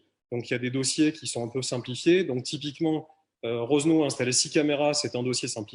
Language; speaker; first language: French; native; French